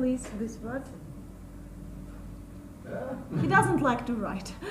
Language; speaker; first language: English; non-native, fluent; Russian